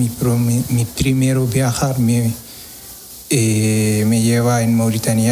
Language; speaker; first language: Spanish; non-native, learner; Wolof